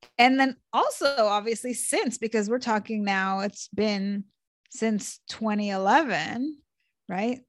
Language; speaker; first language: English; early bilingual, other home language; Hebrew